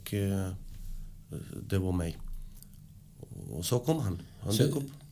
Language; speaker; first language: Swedish; early bilingual, other home language; Spanish